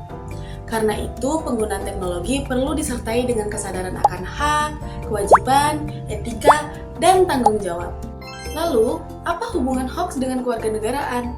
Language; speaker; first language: Indonesian; native; Indonesian